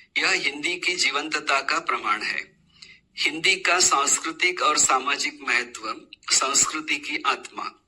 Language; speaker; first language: Hindi; non-native, local second language; Marathi